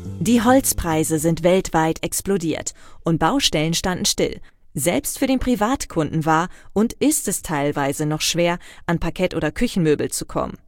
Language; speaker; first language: German; native; German